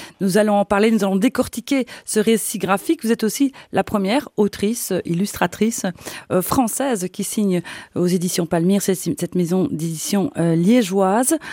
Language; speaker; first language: French; native; French